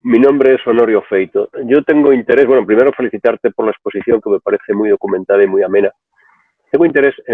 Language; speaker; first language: Spanish; native; Spanish